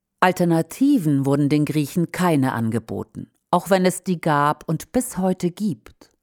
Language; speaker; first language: German; native; German